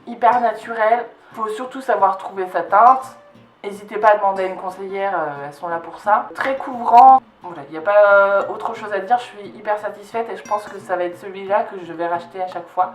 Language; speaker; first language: French; native; French